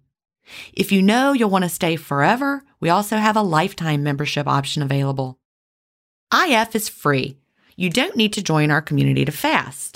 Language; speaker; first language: English; native; English